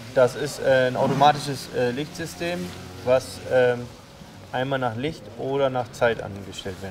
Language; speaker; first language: German; native; German